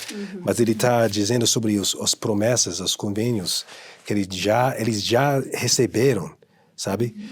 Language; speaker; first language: Portuguese; non-native, fluent; English